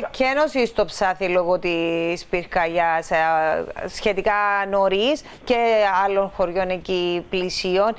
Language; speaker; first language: Greek; native; Greek